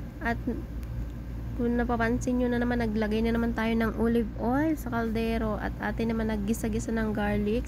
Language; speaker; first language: Filipino; native; Filipino